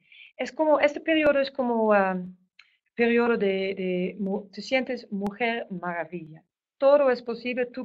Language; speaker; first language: Spanish; non-native, fluent; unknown